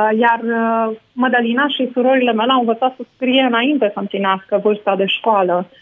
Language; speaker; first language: Romanian; native; Romanian